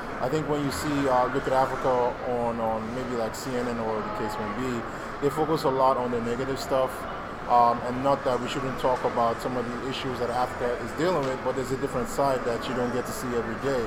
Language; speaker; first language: English; non-native, local second language; Yoruba